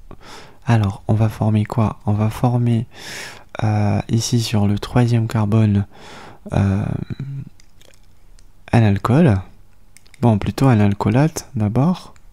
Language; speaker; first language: French; native; French